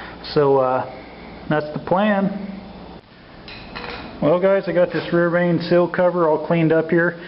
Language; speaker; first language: English; native; English